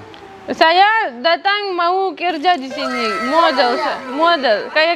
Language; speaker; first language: Indonesian; non-native, learner; Russian